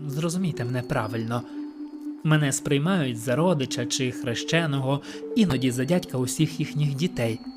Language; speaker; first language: Ukrainian; native; Ukrainian